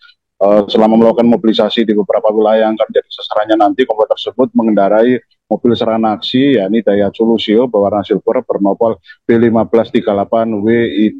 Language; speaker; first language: Indonesian; native; Indonesian